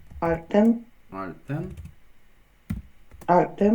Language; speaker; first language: German; non-native, learner; Ukrainian